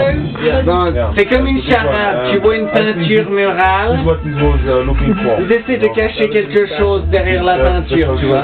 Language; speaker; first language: French; native; French